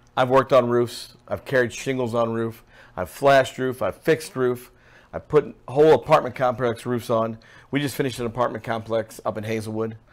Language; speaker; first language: English; native; English